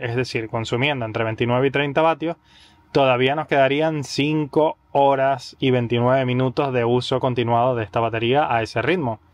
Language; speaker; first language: Spanish; native; Spanish